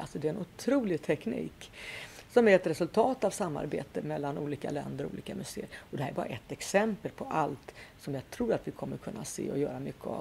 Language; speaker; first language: Swedish; native; Swedish